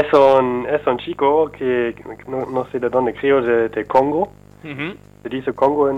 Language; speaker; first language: Spanish; non-native, learner; German